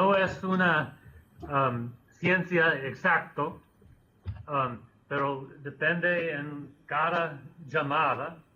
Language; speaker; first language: Spanish; non-native, fluent; English